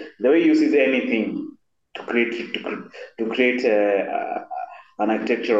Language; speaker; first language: English; non-native, local second language; Kamba